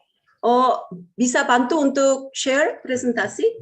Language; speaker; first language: Indonesian; non-native, fluent; Korean